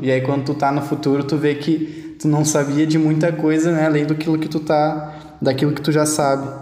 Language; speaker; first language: Portuguese; native; Portuguese